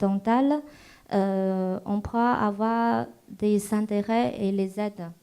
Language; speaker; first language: French; non-native, fluent; Chinese